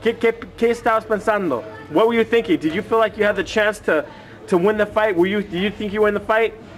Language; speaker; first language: English; native; English